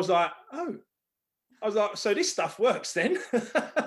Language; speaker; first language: English; native; English